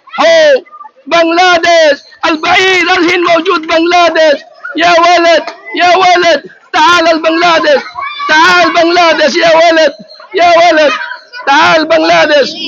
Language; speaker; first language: Arabic; non-native, learner; Bangla